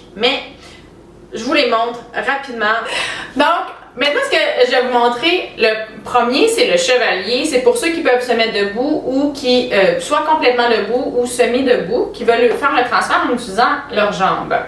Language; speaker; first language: French; native; French